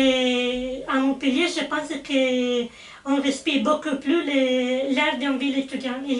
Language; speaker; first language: French; non-native, fluent; Italian